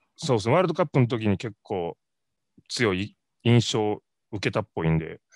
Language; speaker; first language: Japanese; native; Japanese